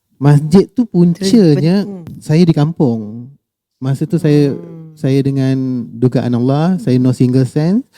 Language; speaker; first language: Malay; native; Malay